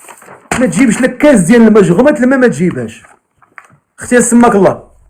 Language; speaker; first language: Arabic; native; Arabic